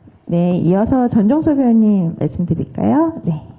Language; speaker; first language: Korean; native; Korean